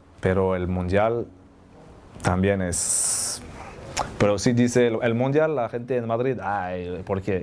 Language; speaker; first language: Spanish; non-native, learner; French